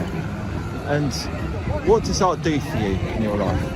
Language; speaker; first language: English; native; English